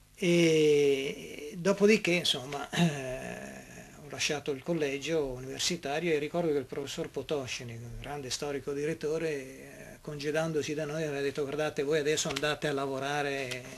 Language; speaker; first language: Italian; native; Italian